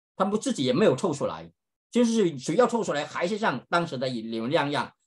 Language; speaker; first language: Chinese; native; Chinese